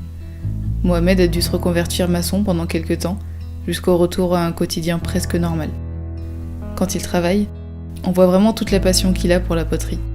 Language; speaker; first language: French; native; French